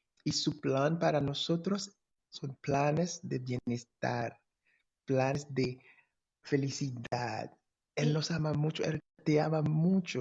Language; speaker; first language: Spanish; non-native, fluent; English